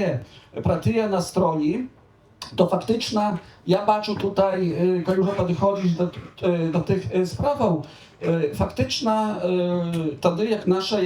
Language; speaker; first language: Polish; non-native, local second language; Belarusian